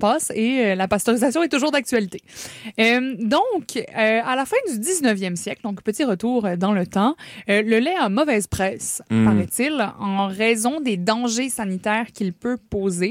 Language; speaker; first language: French; native; French